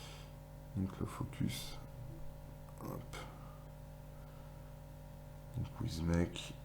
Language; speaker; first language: French; native; French